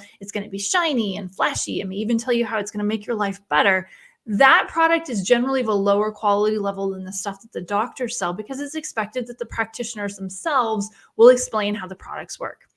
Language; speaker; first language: English; native; English